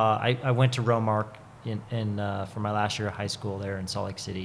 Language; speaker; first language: English; native; English